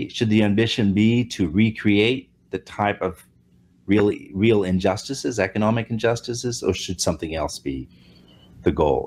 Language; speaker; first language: English; native; English